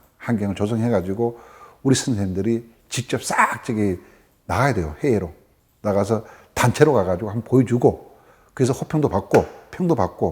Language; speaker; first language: Korean; native; Korean